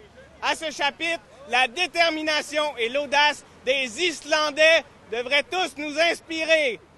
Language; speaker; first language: French; native; French